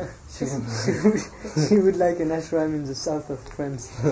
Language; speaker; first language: English; non-native, fluent; French